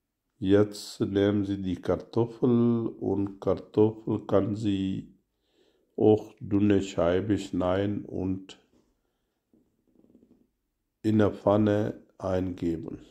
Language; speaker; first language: German; non-native, learner; Urdu